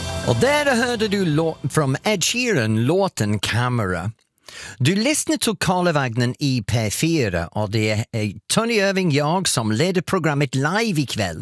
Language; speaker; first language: Swedish; non-native, fluent; English